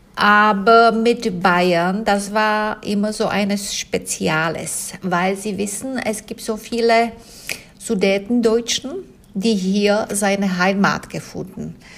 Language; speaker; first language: German; non-native, fluent; Czech